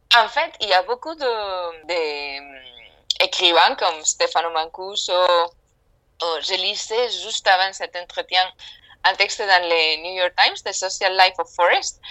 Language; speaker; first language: French; non-native, fluent; Spanish